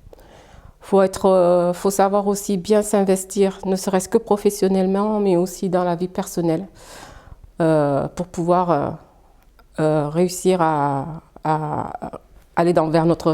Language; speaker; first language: French; early bilingual, other home language; Fula